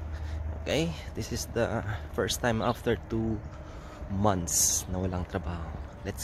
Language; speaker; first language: English; non-native, local second language; Filipino